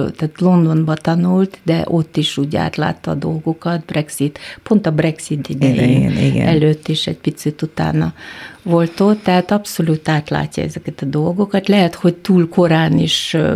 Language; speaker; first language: Hungarian; non-native, fluent; Kyrgyz